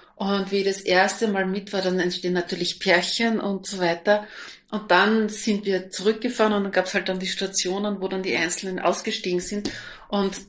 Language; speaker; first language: German; non-native, local second language; Slovenian